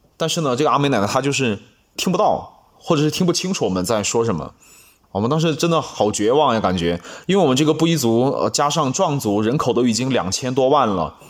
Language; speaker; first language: Chinese; non-native, local second language; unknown